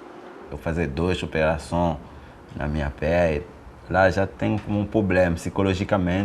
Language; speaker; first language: Portuguese; non-native, learner; Haitian Creole